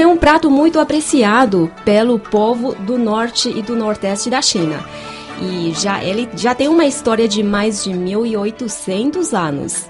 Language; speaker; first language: Portuguese; non-native, fluent; Chinese